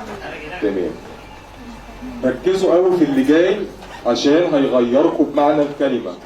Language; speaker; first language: Arabic; native; Arabic